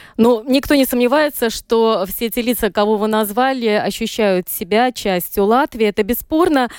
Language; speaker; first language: Russian; native; Russian